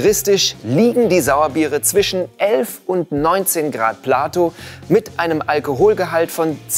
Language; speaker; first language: German; native; German